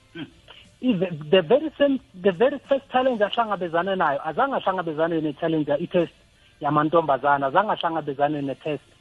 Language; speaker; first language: Zulu; non-native, local second language; South Ndebele